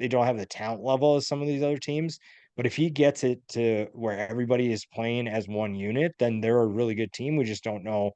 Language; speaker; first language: English; native; English